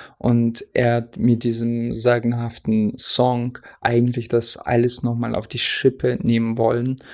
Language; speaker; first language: German; non-native, fluent; Russian